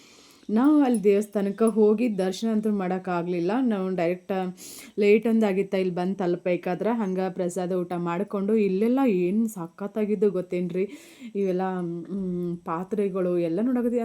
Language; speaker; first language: Kannada; native; Kannada